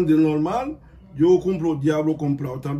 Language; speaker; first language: Spanish; non-native, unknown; Haitian Creole